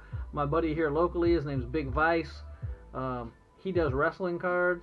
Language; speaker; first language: English; native; English